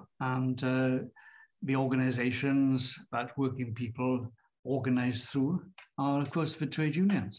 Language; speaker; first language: English; native; English